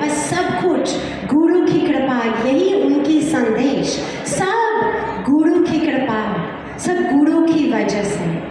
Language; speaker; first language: Hindi; non-native, fluent; English